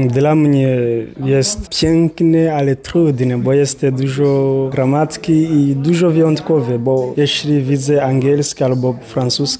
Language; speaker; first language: Polish; non-native, learner; Kinyarwanda